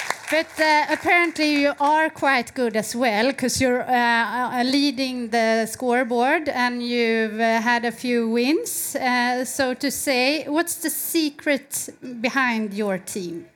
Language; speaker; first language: English; non-native, fluent; Swedish